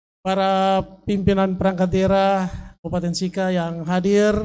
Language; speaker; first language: Indonesian; native; Indonesian